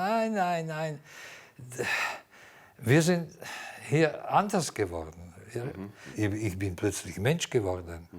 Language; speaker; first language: German; non-native, fluent; Slovak